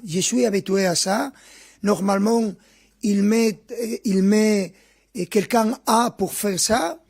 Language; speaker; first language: French; non-native, learner; Spanish